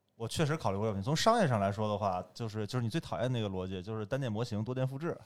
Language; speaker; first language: Chinese; native; Chinese